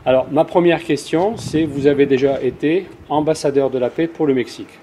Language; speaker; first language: French; native; French